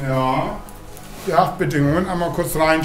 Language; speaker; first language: German; native; German